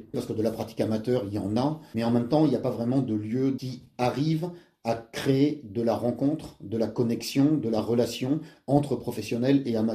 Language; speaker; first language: French; native; French